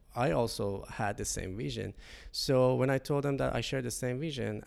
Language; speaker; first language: English; non-native, fluent; Persian